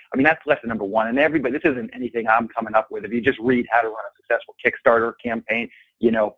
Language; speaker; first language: English; native; English